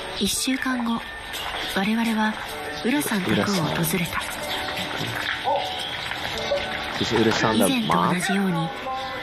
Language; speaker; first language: Japanese; native; Japanese